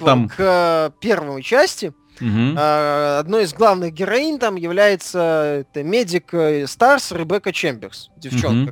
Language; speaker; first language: Russian; native; Russian